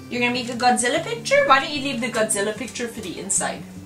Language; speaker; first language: English; native; English